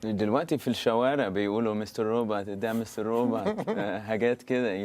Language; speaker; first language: Arabic; early bilingual, heritage; English